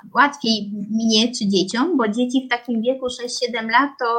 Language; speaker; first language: Polish; early bilingual, heritage; Polish